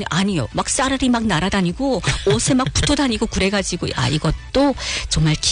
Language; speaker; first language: Korean; early bilingual, heritage; Korean